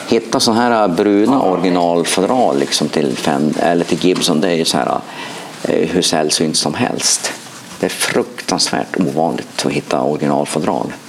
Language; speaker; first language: Swedish; native; Swedish